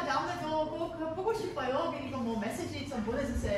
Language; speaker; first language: Korean; non-native, learner; German